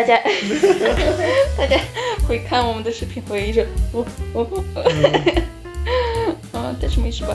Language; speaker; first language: Chinese; non-native, fluent; Ukrainian